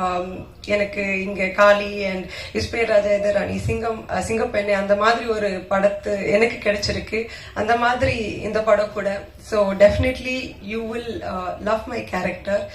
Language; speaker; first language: Tamil; non-native, fluent; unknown